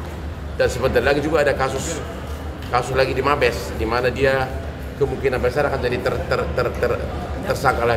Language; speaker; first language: Indonesian; native; Indonesian